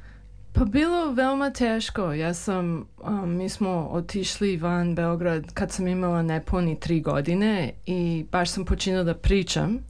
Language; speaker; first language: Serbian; early bilingual, heritage; English